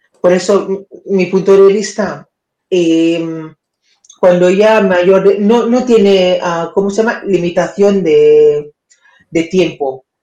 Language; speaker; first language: Spanish; non-native, fluent; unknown